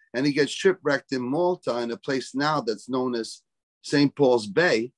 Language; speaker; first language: English; native; English